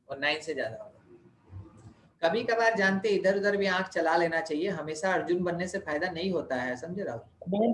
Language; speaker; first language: Hindi; native; Hindi